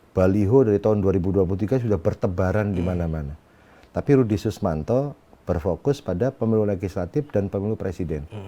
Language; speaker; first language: Indonesian; non-native, local second language; Sundanese